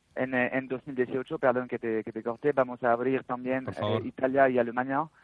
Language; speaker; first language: Spanish; non-native, fluent; French